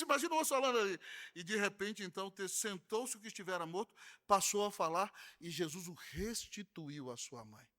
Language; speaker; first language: Portuguese; native; Portuguese